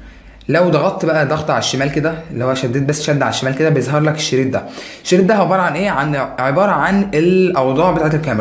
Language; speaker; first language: Arabic; native; Arabic